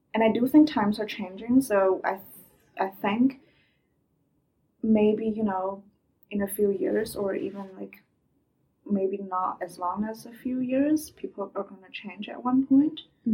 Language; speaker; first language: English; non-native, fluent; Chinese